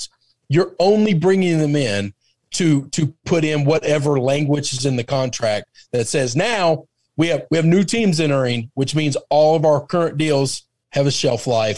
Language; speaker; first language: English; native; English